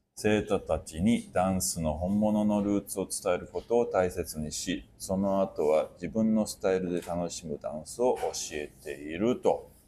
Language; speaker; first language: Japanese; native; Japanese